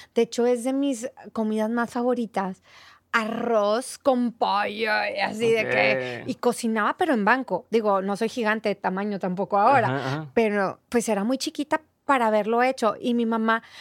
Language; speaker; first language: Spanish; native; Spanish